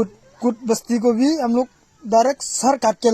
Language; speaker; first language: Hindi; non-native, local second language; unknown